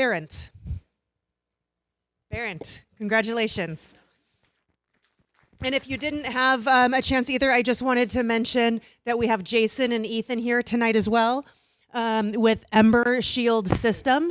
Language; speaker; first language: English; native; English